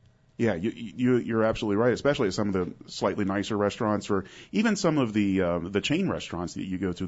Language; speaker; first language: English; native; English